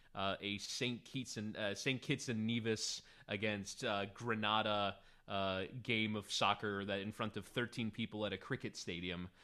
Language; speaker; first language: English; early bilingual, other home language; Spanish